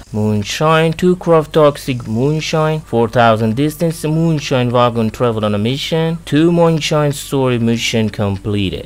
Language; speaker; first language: English; non-native, fluent; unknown